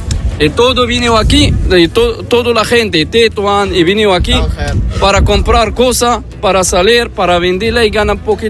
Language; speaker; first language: Spanish; non-native, learner; Arabic